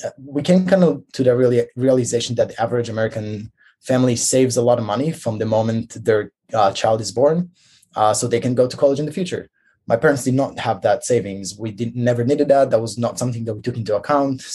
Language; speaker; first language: English; non-native, fluent; Hebrew